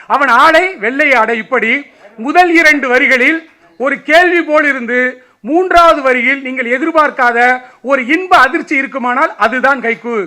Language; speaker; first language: Tamil; native; Tamil